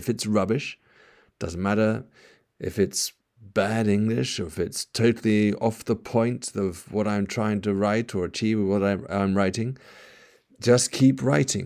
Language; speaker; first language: English; native; English